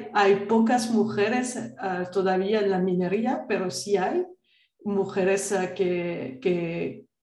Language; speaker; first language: Spanish; non-native, fluent; French